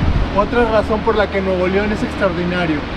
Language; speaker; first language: Spanish; native; Spanish